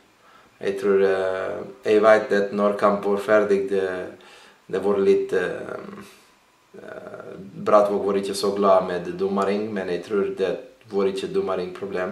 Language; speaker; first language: Norwegian; non-native, learner; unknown